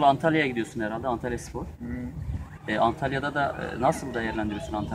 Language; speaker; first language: Turkish; native; Turkish